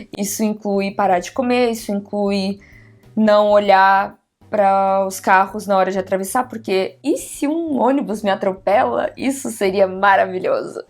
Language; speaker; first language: Portuguese; native; Portuguese